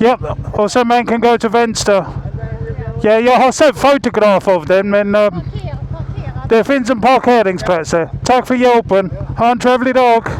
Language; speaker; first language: Swedish; non-native, learner; English